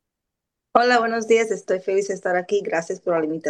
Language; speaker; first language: Spanish; early bilingual, other home language; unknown